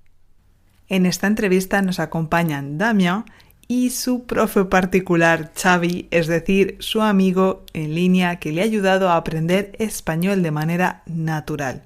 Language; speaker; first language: Spanish; native; Spanish